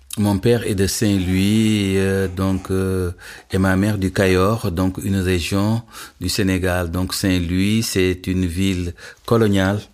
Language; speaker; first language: French; non-native, local second language; Wolof